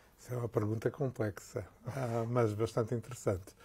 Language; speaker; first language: Portuguese; native; Portuguese